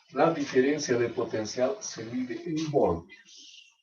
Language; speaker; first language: Spanish; native; Spanish